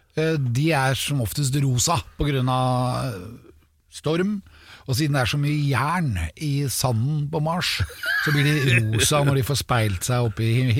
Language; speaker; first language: Norwegian; native; Norwegian